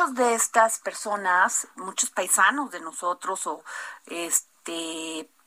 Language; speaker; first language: Spanish; native; Spanish